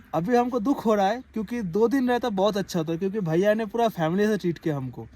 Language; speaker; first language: Hindi; non-native, local second language; Bangla